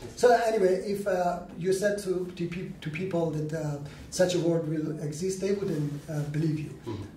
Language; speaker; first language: English; non-native, learner; Persian